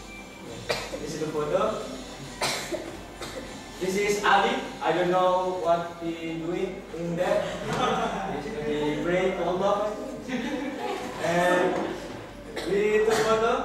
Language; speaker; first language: English; non-native, learner; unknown